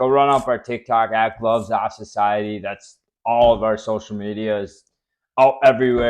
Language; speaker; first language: English; native; English